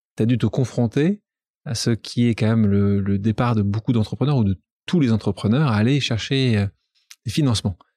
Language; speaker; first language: French; native; French